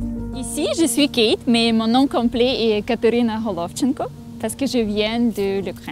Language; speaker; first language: French; non-native, learner; Russian